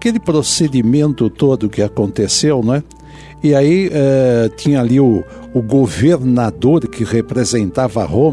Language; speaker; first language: Portuguese; native; Portuguese